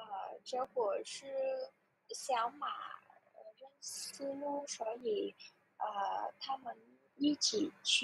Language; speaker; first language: Chinese; non-native, learner; Vietnamese